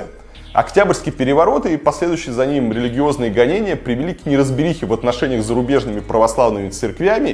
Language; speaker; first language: Russian; native; Russian